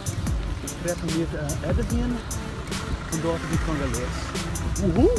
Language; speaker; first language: German; non-native, learner; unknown